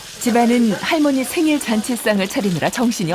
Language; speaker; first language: Korean; native; Korean